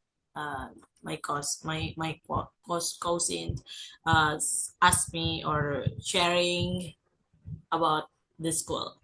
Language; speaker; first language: English; non-native, learner; Indonesian